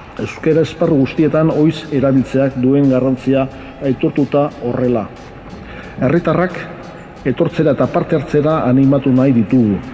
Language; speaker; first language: Basque; native; Basque